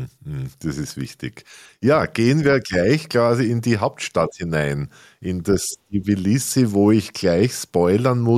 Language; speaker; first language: German; native; German